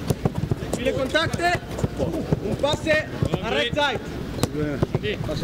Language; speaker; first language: German; non-native, learner; Italian